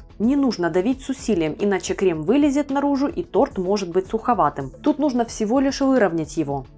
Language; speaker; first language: Russian; native; Russian